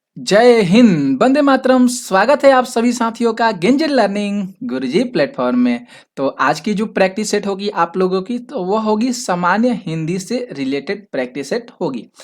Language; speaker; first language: Hindi; native; Hindi